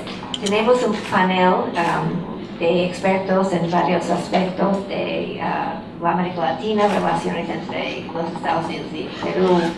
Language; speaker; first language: Spanish; non-native, fluent; English